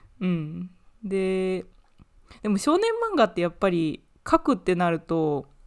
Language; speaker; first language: Japanese; native; Japanese